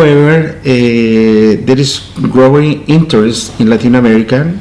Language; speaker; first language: English; non-native, learner; Spanish